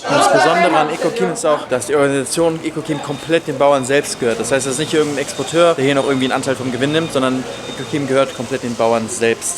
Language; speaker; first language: German; native; German